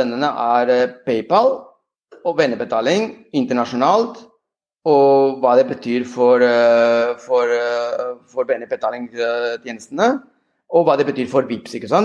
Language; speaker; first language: Norwegian; non-native, fluent; Spanish